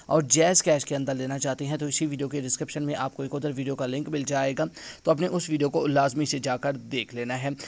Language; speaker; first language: Urdu; non-native, local second language; Saraiki